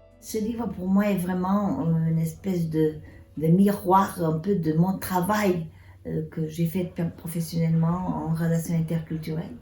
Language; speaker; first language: French; early bilingual, other home language; Portuguese